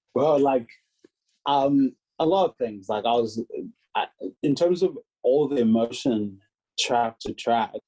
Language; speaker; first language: English; native; English